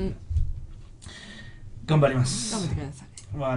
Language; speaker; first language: Japanese; non-native, fluent; French